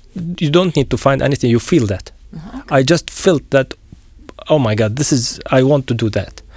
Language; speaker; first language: English; non-native, fluent; Arabic